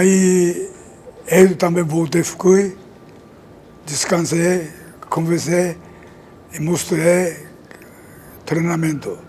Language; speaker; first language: Portuguese; non-native, learner; Japanese